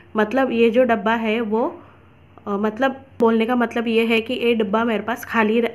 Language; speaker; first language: Hindi; non-native, local second language; Marathi